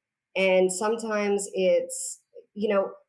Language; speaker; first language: English; native; English